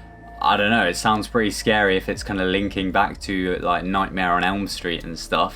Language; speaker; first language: English; native; English